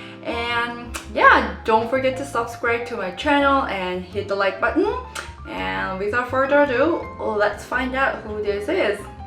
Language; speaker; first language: English; non-native, fluent; Korean